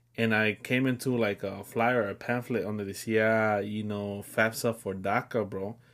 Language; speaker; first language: English; early bilingual, other home language; Spanish